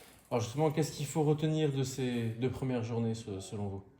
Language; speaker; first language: French; native; French